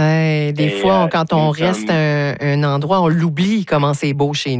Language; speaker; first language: French; native; French